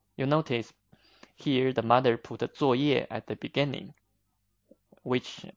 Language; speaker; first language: English; non-native, fluent; Chinese